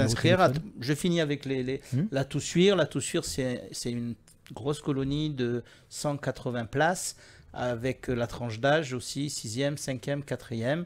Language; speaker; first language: French; native; French